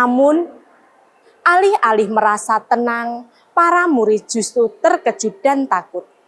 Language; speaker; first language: Indonesian; native; Indonesian